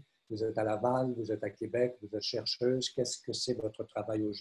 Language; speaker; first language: French; native; French